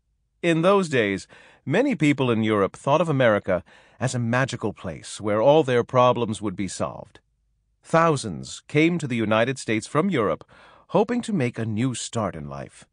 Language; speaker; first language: English; native; English